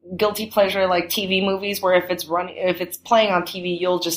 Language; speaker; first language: English; non-native, fluent; Chinese